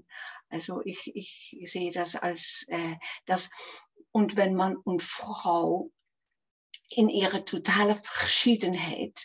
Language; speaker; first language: German; non-native, fluent; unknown